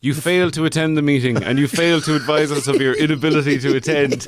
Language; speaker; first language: English; native; English